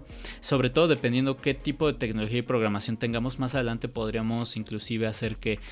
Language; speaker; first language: Spanish; native; Spanish